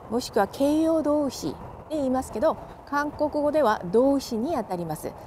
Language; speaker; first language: Japanese; non-native, fluent; Korean